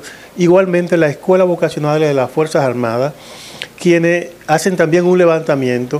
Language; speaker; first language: Spanish; native; Spanish